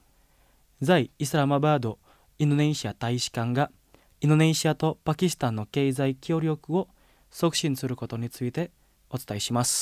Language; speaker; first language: Japanese; non-native, fluent; Indonesian